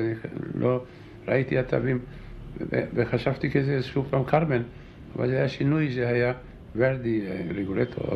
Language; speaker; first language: Hebrew; non-native, fluent; German